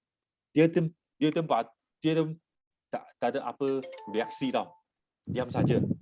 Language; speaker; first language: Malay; non-native, local second language; Chinese